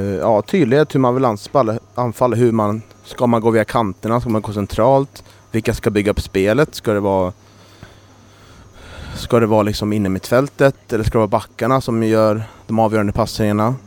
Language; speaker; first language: Swedish; native; Swedish